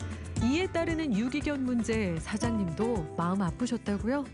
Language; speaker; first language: Korean; native; Korean